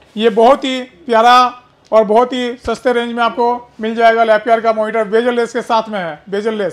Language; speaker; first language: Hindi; native; Hindi